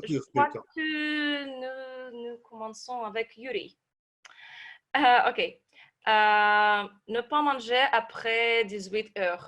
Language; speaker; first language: French; non-native, learner; Russian